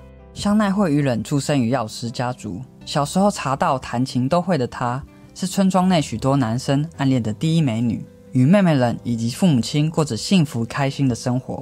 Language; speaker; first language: Chinese; native; Chinese